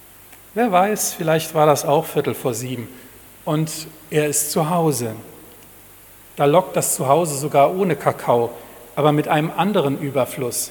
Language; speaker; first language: German; native; German